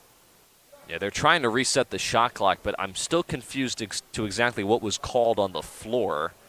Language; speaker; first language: English; native; English